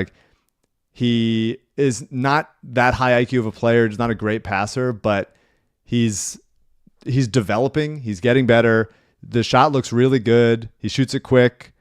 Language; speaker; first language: English; native; English